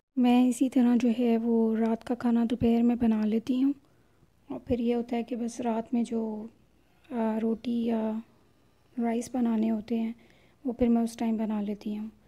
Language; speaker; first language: Urdu; native; Urdu